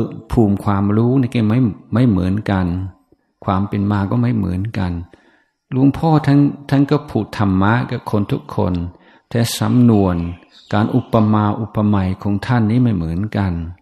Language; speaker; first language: Thai; non-native, fluent; English